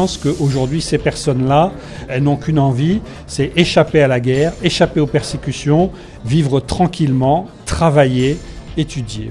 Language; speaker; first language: French; native; French